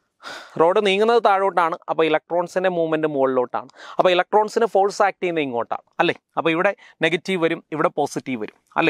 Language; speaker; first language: Malayalam; native; Malayalam